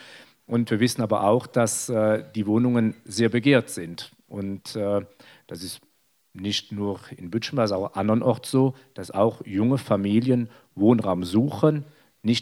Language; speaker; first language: German; native; German